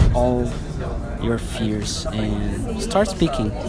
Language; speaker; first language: English; non-native, fluent; Portuguese